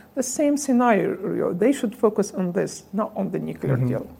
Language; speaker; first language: English; non-native, fluent; Arabic